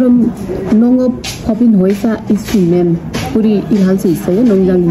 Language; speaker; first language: Korean; non-native, learner; Nepali